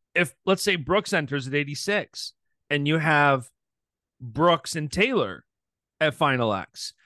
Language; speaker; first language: English; native; English